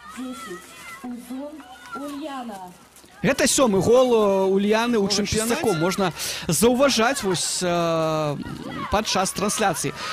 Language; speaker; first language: Belarusian; non-native, local second language; Russian